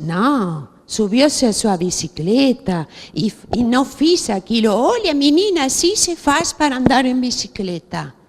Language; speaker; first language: Portuguese; non-native, fluent; Spanish